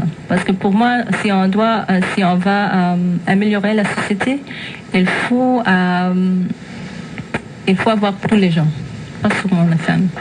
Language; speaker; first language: French; non-native, fluent; English